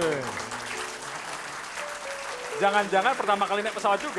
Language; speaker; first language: Indonesian; native; Indonesian